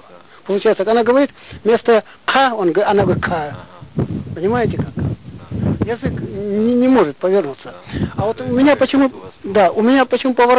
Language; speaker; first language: Russian; non-native, local second language; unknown